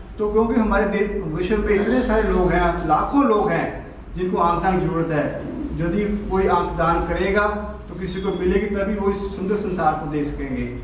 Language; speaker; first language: Hindi; non-native, local second language; Punjabi